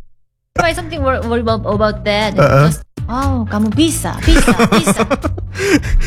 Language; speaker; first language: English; non-native, learner; Korean